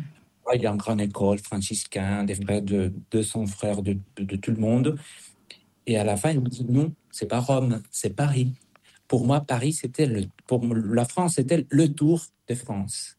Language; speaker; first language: French; non-native, fluent; Spanish